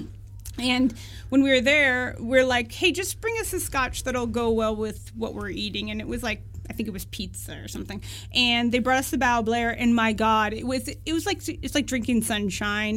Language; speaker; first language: English; native; English